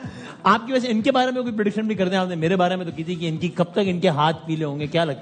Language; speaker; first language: Urdu; native; Urdu